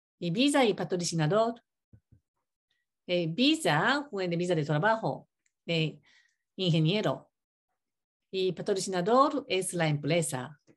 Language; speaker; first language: Spanish; non-native, learner; Japanese